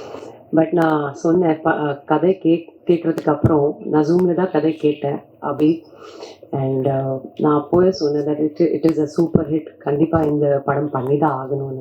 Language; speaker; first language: Tamil; non-native, fluent; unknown